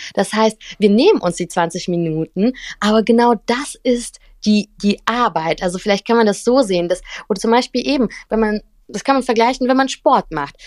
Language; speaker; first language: German; early bilingual, other home language; Russian